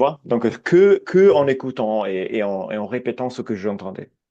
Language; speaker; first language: French; non-native, fluent; Italian